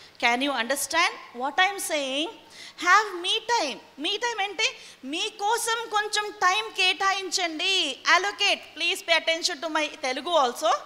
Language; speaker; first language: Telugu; non-native, local second language; Hindi